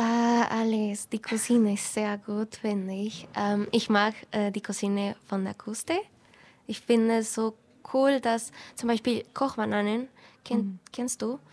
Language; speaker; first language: German; non-native, fluent; Spanish